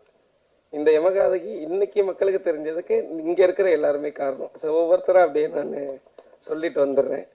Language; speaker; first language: Tamil; native; Tamil